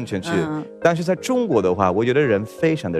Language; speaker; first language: Chinese; non-native, fluent; Swedish